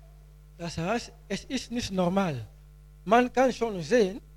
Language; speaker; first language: German; non-native, learner; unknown